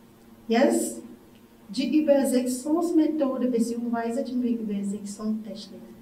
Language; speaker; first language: German; non-native, fluent; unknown